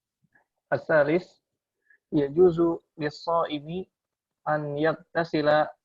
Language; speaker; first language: Arabic; non-native, learner; Indonesian